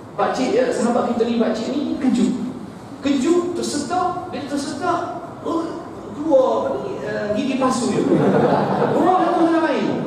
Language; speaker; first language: Malay; non-native, fluent; Arabic